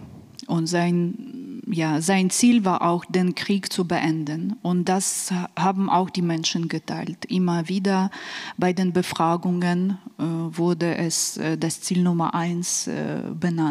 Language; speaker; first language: German; non-native, fluent; Ukrainian